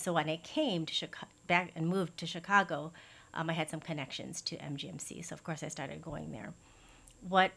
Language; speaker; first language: English; native; English